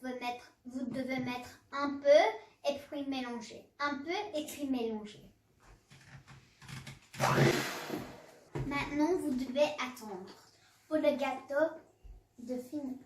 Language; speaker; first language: French; non-native, learner; English